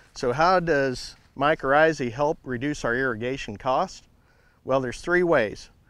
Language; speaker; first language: English; native; English